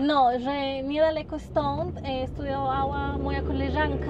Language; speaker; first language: Polish; non-native, learner; Spanish